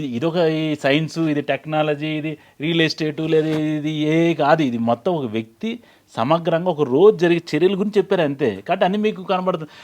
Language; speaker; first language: Telugu; native; Telugu